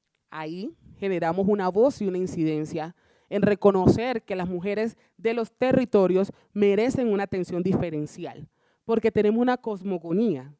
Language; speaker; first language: Spanish; native; Spanish